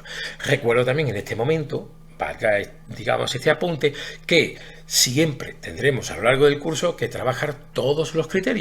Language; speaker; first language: Spanish; native; Spanish